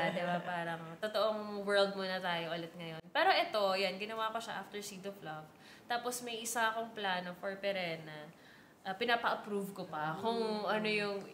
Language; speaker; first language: Filipino; native; Filipino